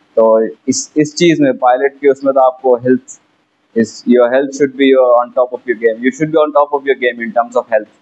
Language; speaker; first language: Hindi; native; Hindi